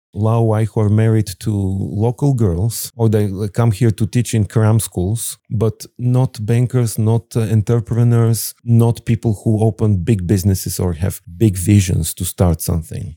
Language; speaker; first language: English; non-native, fluent; Bulgarian